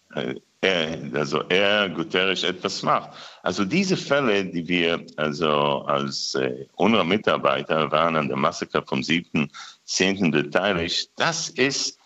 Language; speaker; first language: German; non-native, fluent; Hebrew